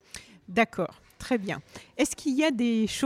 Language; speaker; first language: French; native; French